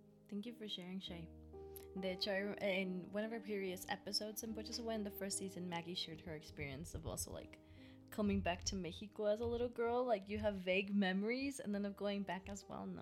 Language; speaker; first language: English; early bilingual, other home language; Spanish